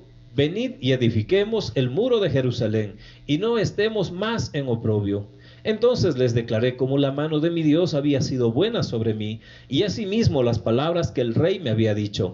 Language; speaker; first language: Spanish; native; Spanish